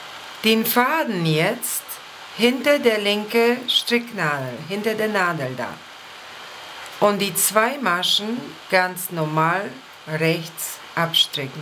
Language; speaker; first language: German; non-native, fluent; Polish